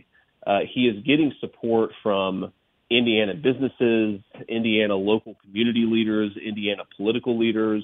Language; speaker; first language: English; native; English